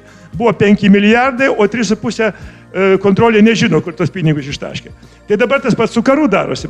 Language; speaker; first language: Lithuanian; native; Lithuanian